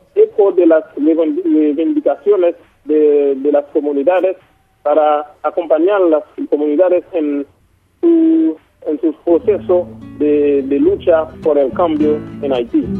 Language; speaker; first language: Spanish; non-native, local second language; Haitian Creole